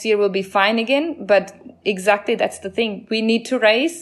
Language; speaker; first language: English; non-native, fluent; Czech